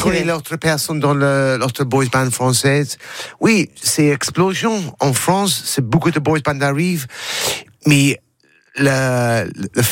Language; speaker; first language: French; non-native, learner; English